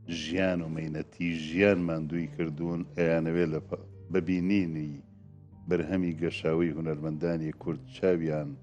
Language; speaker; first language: Central Kurdish; native; Central Kurdish